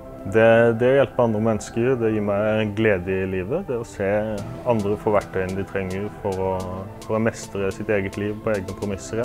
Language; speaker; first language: Norwegian; native; Norwegian